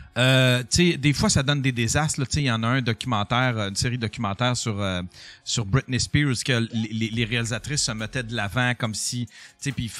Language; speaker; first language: French; native; French